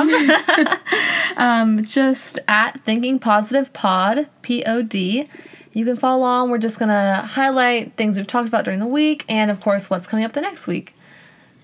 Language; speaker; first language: English; native; English